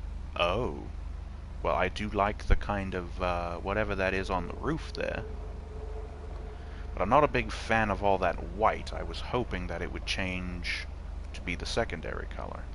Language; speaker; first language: English; native; English